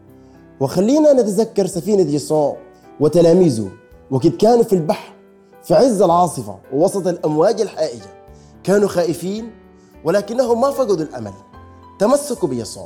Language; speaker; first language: Arabic; native; Arabic